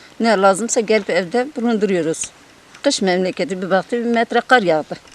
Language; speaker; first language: Turkish; non-native, local second language; Zaza